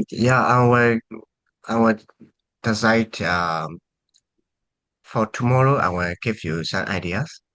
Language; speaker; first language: English; non-native, fluent; Burmese